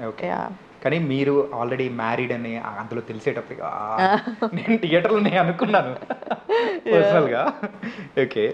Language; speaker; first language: Telugu; native; Telugu